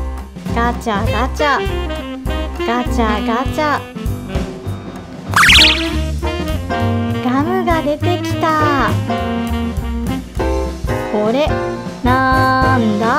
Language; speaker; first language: Japanese; native; Japanese